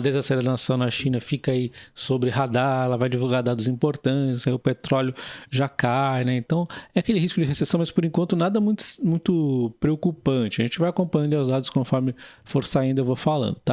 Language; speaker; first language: Portuguese; native; Portuguese